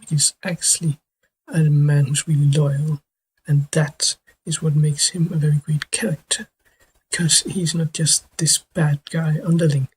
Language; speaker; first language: English; non-native, fluent; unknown